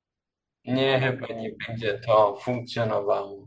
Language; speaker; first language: Polish; non-native, learner; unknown